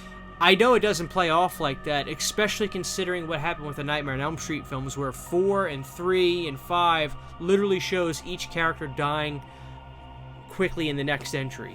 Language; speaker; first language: English; native; English